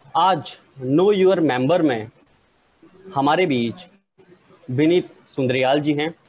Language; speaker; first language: Hindi; native; Hindi